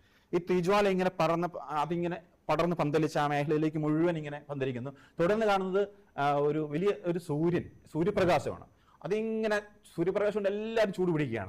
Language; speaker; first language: Malayalam; native; Malayalam